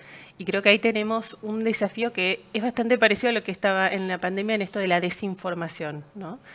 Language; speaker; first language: Spanish; native; Spanish